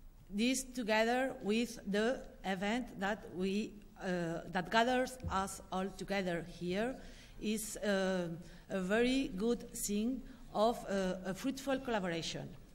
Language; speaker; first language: English; non-native, fluent; Spanish